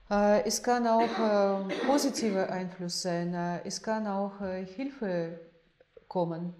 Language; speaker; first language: German; non-native, fluent; Russian